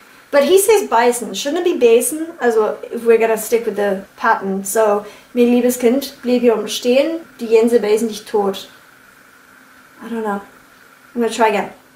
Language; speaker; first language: German; non-native, fluent; English